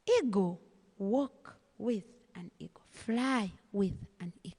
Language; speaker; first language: English; non-native, local second language; Swahili